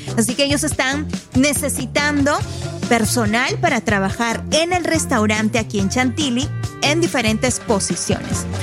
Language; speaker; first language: Spanish; native; Spanish